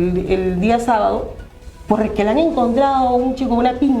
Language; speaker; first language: Spanish; native; Spanish